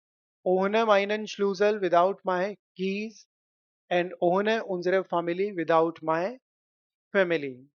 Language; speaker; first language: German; non-native, fluent; Hindi